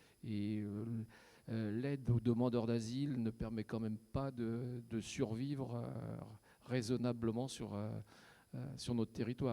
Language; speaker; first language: French; native; French